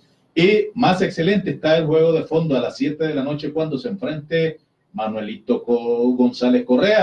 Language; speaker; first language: Spanish; native; Spanish